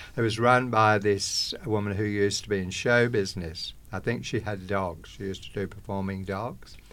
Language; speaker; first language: English; native; English